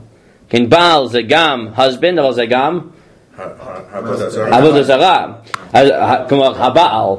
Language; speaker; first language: Hebrew; non-native, fluent; English